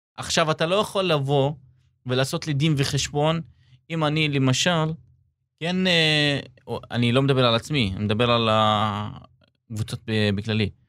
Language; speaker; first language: Hebrew; non-native, local second language; Arabic